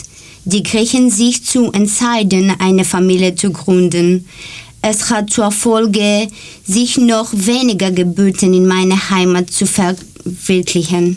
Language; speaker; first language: German; non-native, learner; Greek